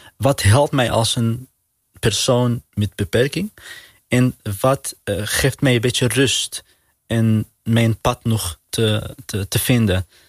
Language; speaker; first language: Dutch; non-native, learner; Arabic